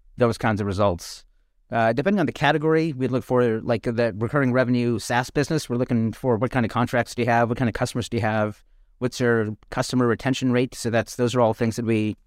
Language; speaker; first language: English; native; English